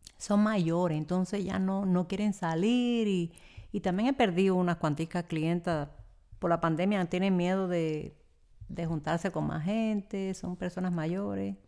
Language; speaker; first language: Spanish; native; Spanish